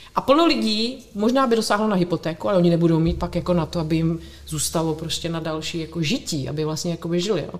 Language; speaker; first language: Czech; native; Czech